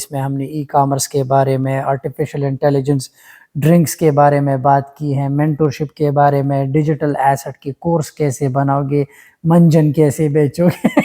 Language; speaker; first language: Urdu; non-native, local second language; Pashto